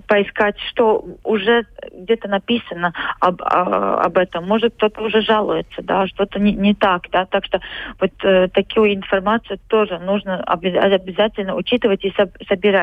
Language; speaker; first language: Russian; non-native, local second language; Latvian